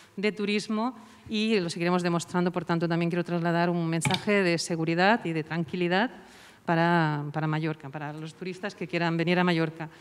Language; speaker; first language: Spanish; non-native, local second language; Catalan